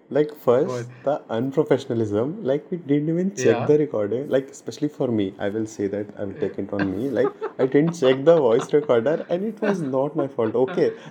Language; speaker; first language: English; non-native, local second language; Hindi